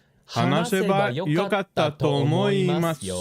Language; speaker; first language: Japanese; non-native, learner; Greek